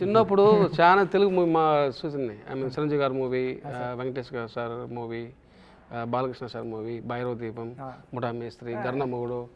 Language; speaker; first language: Telugu; non-native, learner; Tamil